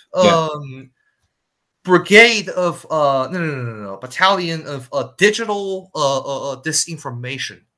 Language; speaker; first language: English; non-native, fluent; Chinese